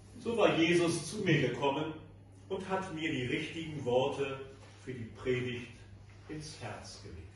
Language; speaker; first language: German; native; German